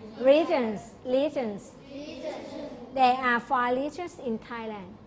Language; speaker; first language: English; non-native, local second language; Thai